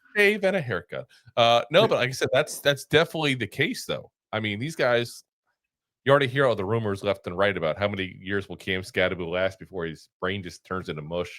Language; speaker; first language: English; native; English